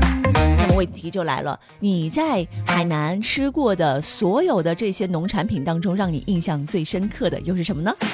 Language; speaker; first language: Chinese; native; Chinese